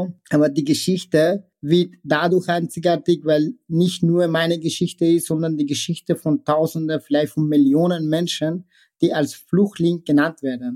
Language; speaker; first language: German; non-native, fluent; Persian